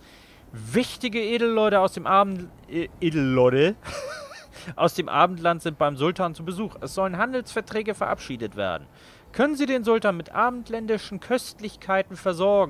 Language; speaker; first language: German; native; German